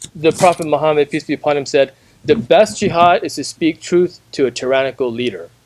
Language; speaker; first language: English; native; English